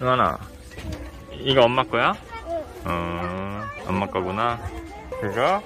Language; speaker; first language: Korean; native; Korean